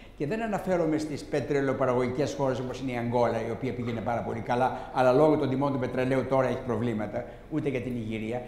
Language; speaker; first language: Greek; native; Greek